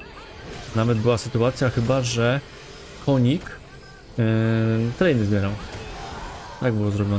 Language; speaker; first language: Polish; native; Polish